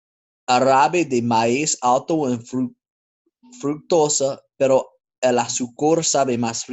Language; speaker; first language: Spanish; non-native, learner; English